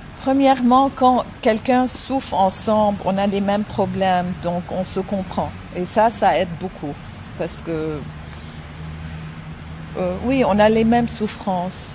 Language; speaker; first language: French; non-native, fluent; Arabic